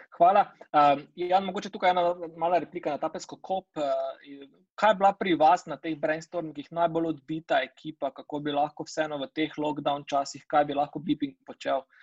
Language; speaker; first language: Slovenian; native; Slovenian